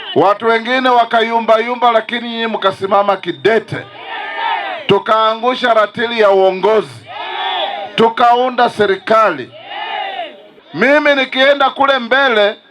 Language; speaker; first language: Swahili; non-native, local second language; Luyia